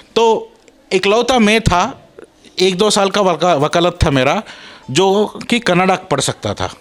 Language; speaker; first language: Hindi; non-native, local second language; Kannada